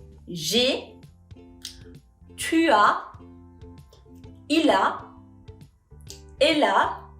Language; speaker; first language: French; non-native, fluent; Spanish